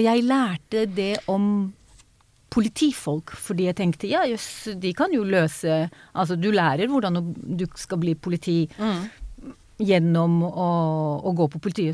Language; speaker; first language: Norwegian; non-native, fluent; Hebrew